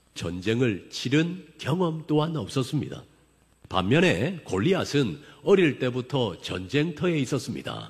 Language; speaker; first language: Korean; native; Korean